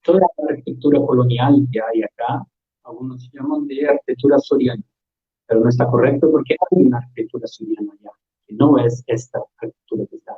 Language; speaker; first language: Spanish; non-native, learner; Portuguese